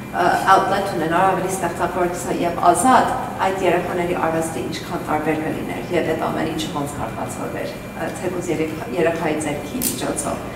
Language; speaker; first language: Armenian; early bilingual, heritage; Armenian